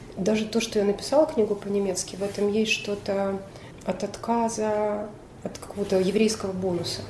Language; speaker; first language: Russian; native; Russian